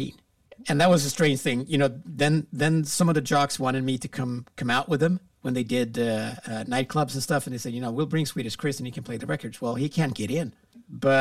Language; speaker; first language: English; non-native, fluent; Swedish